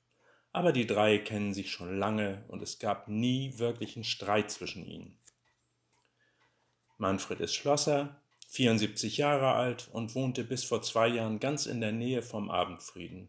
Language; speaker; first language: German; native; German